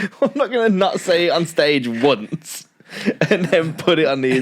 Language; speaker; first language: English; native; English